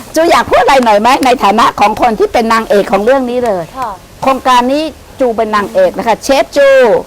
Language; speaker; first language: Thai; native; Thai